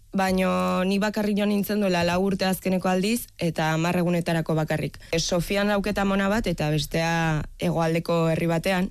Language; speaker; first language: Basque; early bilingual, other home language; Bulgarian